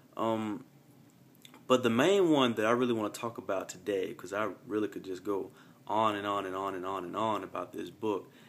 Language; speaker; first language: English; native; English